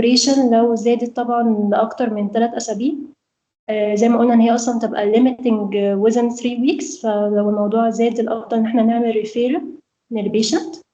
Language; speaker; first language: Arabic; native; Arabic